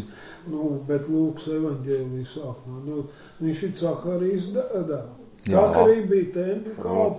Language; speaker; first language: Latvian; native; Latvian